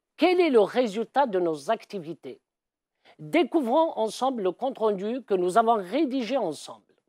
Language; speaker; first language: French; non-native, local second language; Arabic